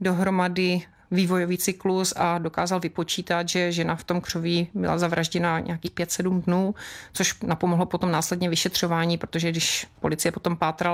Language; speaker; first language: Czech; native; Czech